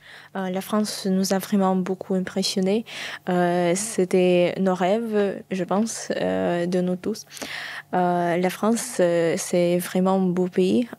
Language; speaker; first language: French; non-native, fluent; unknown